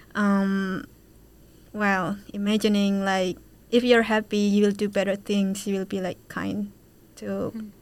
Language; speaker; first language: English; non-native, fluent; Indonesian